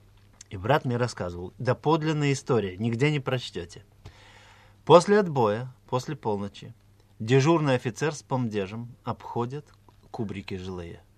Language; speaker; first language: Russian; native; Russian